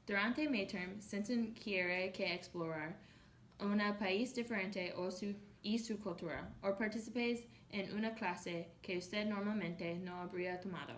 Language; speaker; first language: Spanish; non-native, learner; English